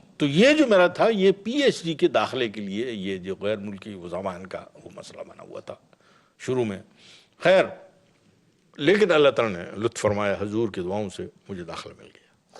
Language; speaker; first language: Urdu; non-native, local second language; Punjabi